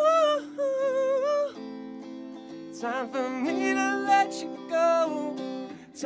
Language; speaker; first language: English; native; English